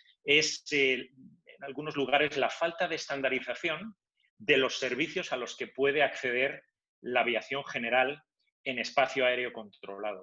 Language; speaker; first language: Spanish; native; Spanish